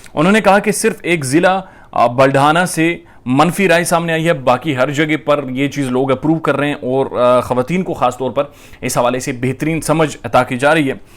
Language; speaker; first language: Urdu; native; Urdu